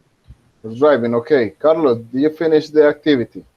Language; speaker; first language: English; non-native, fluent; Spanish